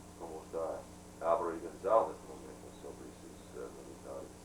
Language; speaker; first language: Spanish; non-native, learner; English